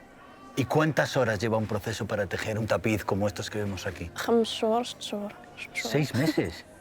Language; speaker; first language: Spanish; native; Spanish